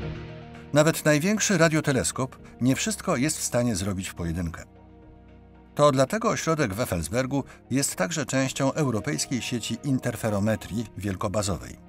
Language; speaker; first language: Polish; native; Polish